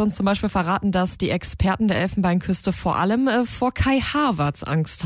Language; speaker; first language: German; native; German